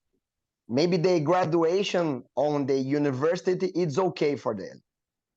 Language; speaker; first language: English; non-native, learner; Portuguese